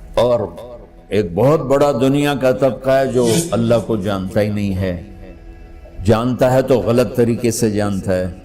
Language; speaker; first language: Urdu; non-native, local second language; Punjabi